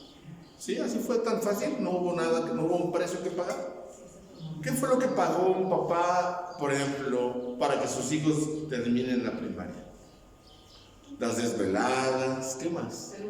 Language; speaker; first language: Spanish; native; Spanish